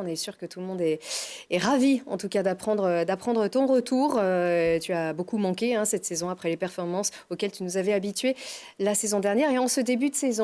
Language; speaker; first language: French; native; French